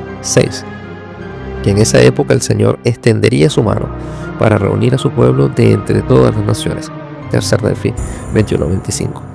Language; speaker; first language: Spanish; native; Spanish